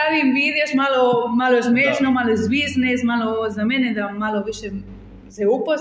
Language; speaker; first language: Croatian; non-native, learner; Spanish